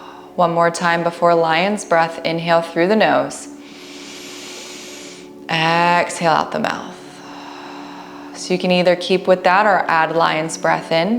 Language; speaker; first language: English; native; English